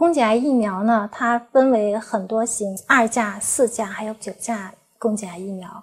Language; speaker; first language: Chinese; native; Chinese